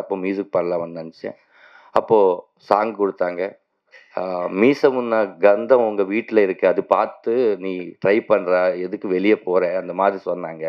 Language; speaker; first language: Tamil; non-native, learner; Telugu